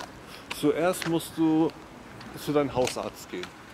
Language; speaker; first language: German; native; German